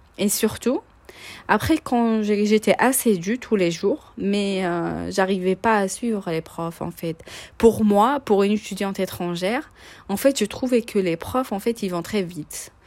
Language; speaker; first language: French; non-native, local second language; Arabic